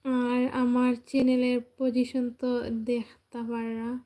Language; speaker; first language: Bangla; native; Bangla